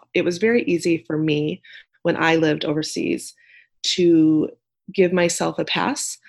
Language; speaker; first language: English; native; English